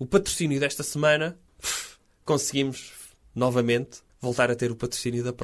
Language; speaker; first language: Portuguese; native; Portuguese